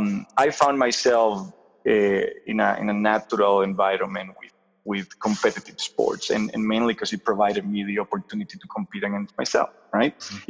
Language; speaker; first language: English; non-native, fluent; Spanish